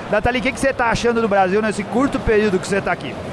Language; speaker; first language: Portuguese; native; Portuguese